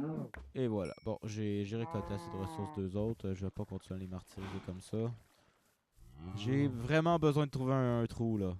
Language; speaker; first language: French; native; French